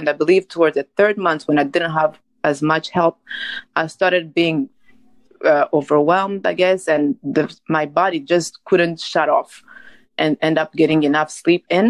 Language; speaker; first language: English; non-native, local second language; Kinyarwanda